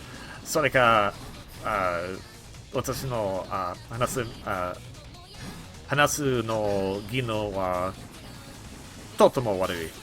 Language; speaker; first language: Japanese; non-native, learner; English